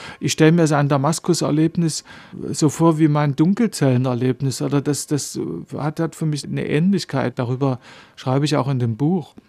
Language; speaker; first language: German; native; German